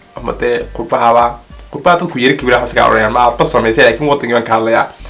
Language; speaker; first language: Somali; early bilingual, heritage; Somali